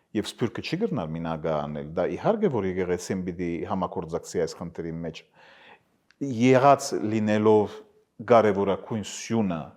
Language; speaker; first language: Armenian; early bilingual, heritage; Armenian